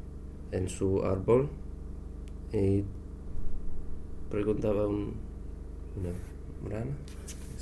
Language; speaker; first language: Spanish; non-native, learner; English